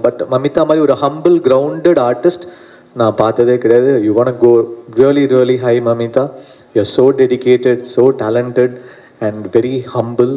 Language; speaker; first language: Tamil; native; Tamil